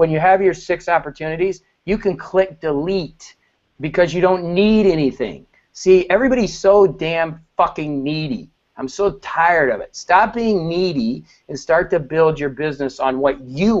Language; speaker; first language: English; native; English